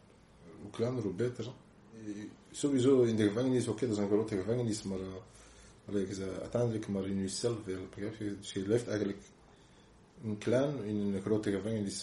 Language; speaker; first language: Dutch; non-native, local second language; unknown